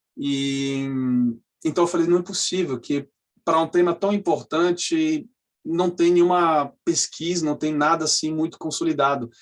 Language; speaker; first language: Portuguese; non-native, fluent; French